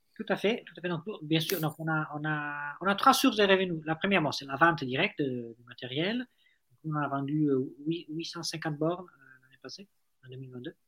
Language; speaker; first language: French; non-native, fluent; Italian